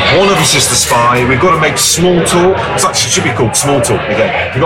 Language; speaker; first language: English; native; English